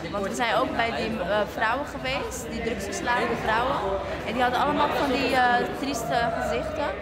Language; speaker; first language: Dutch; early bilingual, other home language; Portuguese